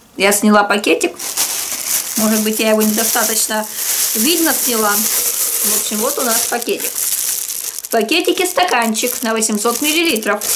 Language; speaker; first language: Russian; native; Russian